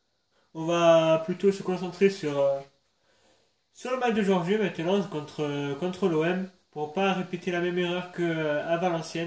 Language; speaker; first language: French; native; French